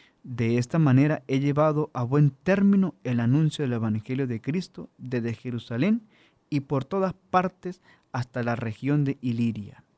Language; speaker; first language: Spanish; native; Spanish